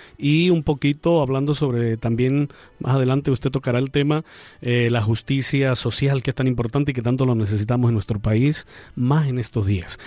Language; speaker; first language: Spanish; native; Spanish